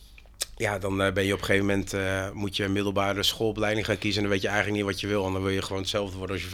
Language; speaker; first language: Dutch; native; Dutch